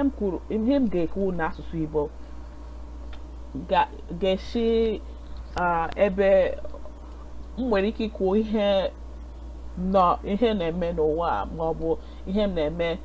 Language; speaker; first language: Igbo; non-native, learner; English